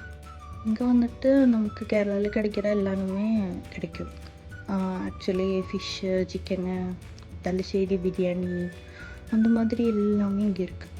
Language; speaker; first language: Tamil; non-native, local second language; Malayalam